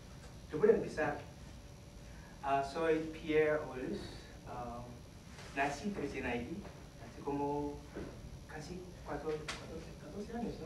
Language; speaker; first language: Spanish; non-native, fluent; Haitian Creole